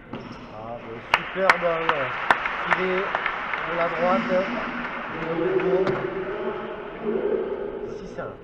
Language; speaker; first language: French; native; French